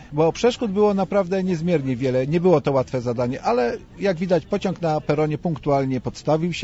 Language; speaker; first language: Polish; native; Polish